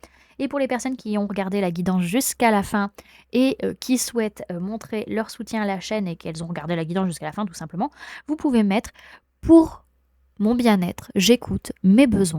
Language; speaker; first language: French; native; French